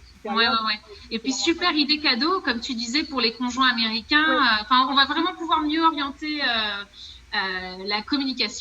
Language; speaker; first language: French; native; French